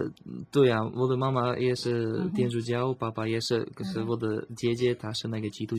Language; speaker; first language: Chinese; non-native, learner; Slovak